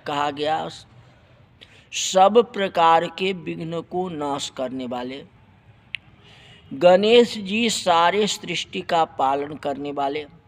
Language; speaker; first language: Hindi; native; Hindi